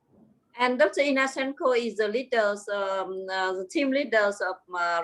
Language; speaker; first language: English; non-native, fluent; Vietnamese